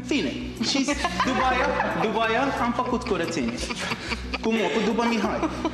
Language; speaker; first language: Romanian; non-native, learner; Arabic